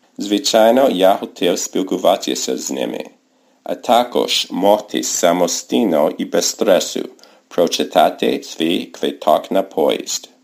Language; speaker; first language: Ukrainian; non-native, fluent; English